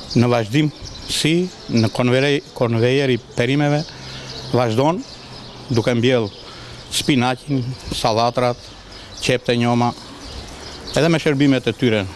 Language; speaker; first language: Albanian; native; Albanian